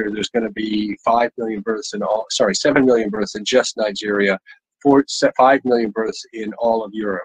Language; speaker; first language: English; native; English